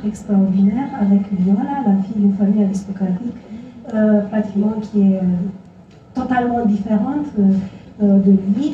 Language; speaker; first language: French; non-native, fluent; Romanian